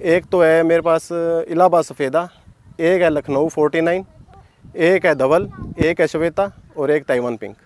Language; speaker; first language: Hindi; native; Hindi